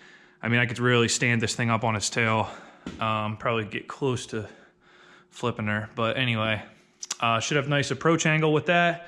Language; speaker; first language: English; native; English